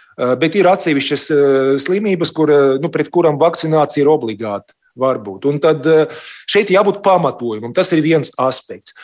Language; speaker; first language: Latvian; non-native, local second language; Russian